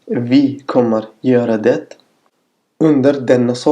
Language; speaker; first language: Swedish; non-native, fluent; Arabic